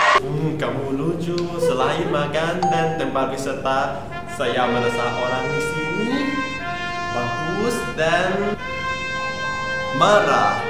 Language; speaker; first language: Indonesian; non-native, learner; Thai